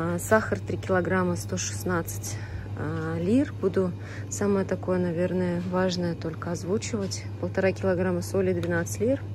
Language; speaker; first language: Russian; native; Russian